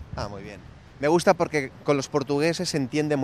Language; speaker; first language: Spanish; non-native, local second language; Catalan